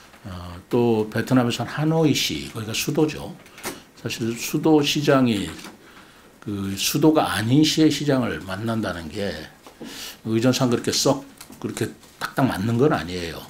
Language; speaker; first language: Korean; native; Korean